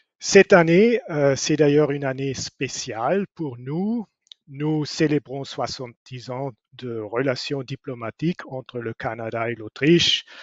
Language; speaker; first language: French; non-native, fluent; German